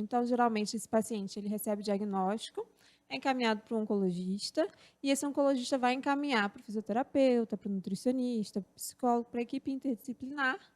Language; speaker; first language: Portuguese; native; Portuguese